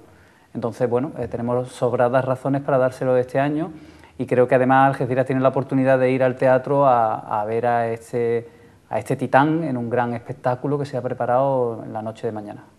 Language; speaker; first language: Spanish; native; Spanish